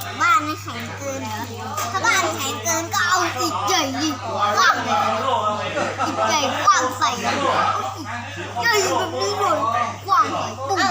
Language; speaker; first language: Thai; native; Thai